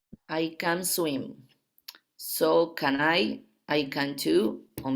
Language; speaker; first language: English; non-native, learner; Spanish